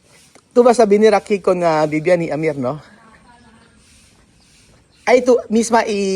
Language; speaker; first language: Spanish; non-native, learner; Filipino